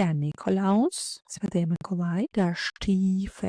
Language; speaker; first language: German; non-native, fluent; Ukrainian